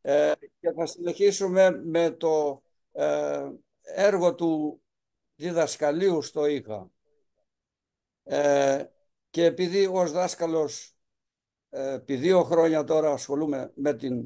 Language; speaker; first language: Greek; native; Greek